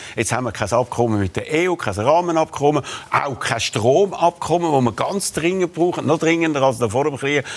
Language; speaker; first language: German; native; German